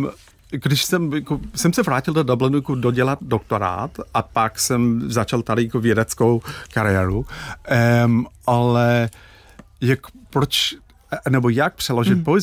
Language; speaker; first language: Czech; non-native, fluent; English